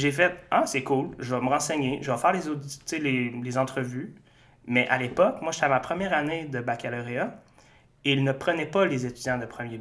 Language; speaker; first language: French; native; French